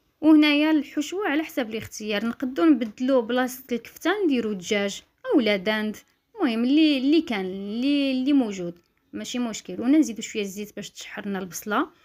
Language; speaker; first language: Arabic; native; Arabic